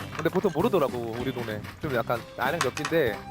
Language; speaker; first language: Korean; native; Korean